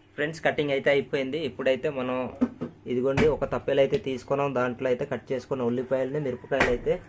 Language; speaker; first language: Telugu; non-native, local second language; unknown